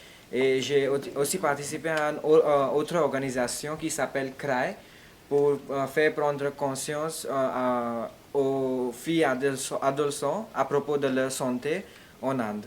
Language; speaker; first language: French; non-native, fluent; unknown